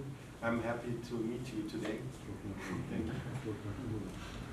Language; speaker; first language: English; non-native, fluent; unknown